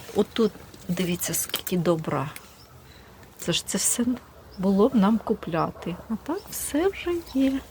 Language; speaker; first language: Ukrainian; native; Ukrainian